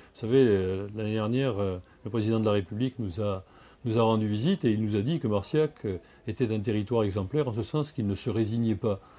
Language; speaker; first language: French; native; French